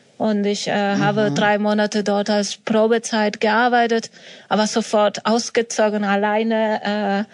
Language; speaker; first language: German; non-native, fluent; Spanish